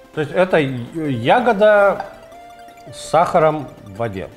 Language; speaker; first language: Russian; native; Russian